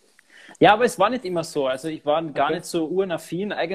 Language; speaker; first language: German; native; German